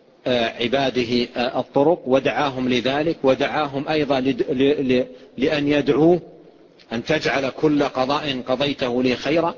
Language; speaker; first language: Arabic; native; Arabic